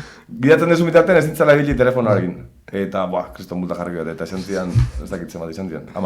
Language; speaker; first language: Basque; native; Basque